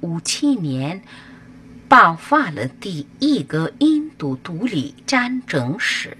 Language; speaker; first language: Chinese; non-native, fluent; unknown